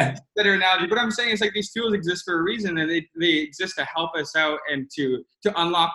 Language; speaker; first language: English; native; English